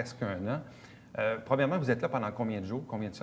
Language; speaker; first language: French; native; French